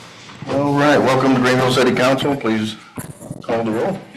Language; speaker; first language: English; native; English